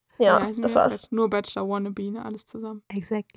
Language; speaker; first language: German; native; German